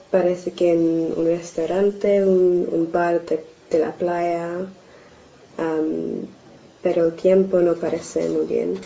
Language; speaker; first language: Spanish; non-native, learner; English